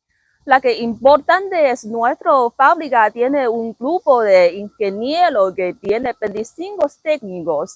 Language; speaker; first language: Spanish; non-native, learner; Chinese